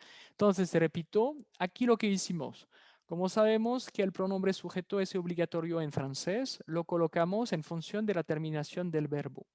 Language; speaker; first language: Spanish; non-native, fluent; French